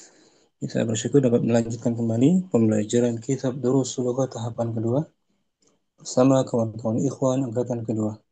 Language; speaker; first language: Indonesian; native; Indonesian